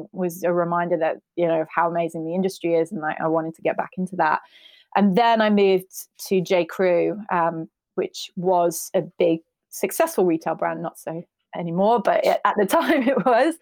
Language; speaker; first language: English; native; English